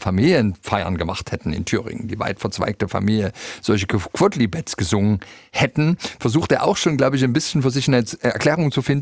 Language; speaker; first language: German; native; German